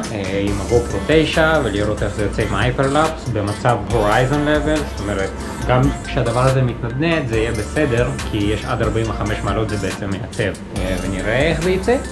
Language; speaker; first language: Hebrew; native; Hebrew